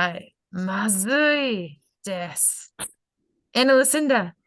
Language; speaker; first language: Japanese; non-native, fluent; English